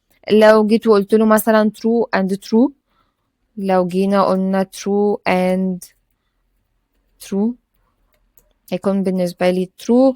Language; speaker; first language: Arabic; native; Arabic